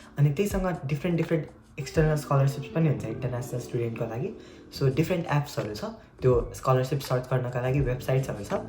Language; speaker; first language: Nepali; native; Nepali